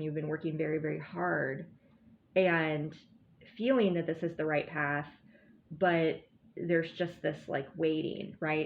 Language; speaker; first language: English; native; English